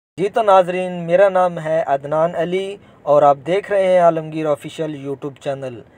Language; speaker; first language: Urdu; non-native, local second language; Punjabi